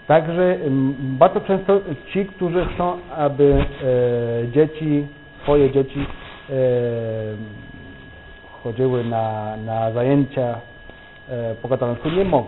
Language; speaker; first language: Polish; non-native, fluent; Catalan